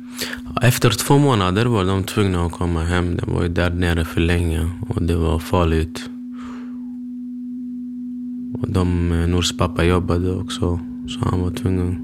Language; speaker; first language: Swedish; early bilingual, other home language; Kurdish